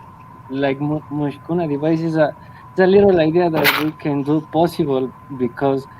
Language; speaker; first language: English; non-native, learner; Spanish